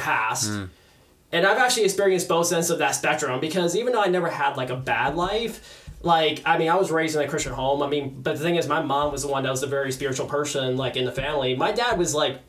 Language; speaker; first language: English; native; English